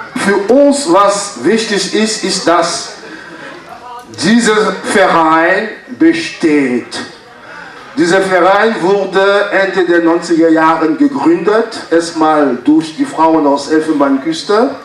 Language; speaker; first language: German; non-native, fluent; French